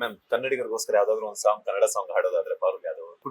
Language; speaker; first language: Kannada; native; Kannada